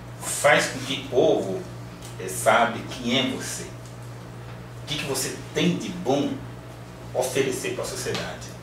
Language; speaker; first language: Portuguese; non-native, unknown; Yoruba